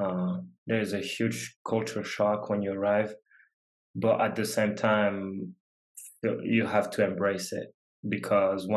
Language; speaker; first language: English; non-native, fluent; French